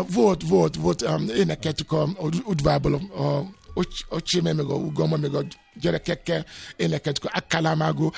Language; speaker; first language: Hungarian; non-native, learner; Yoruba